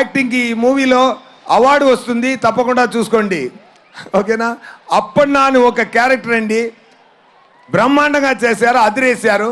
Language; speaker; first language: Telugu; non-native, learner; Tamil